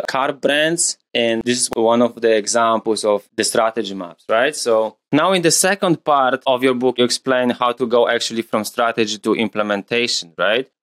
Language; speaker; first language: English; non-native, fluent; Polish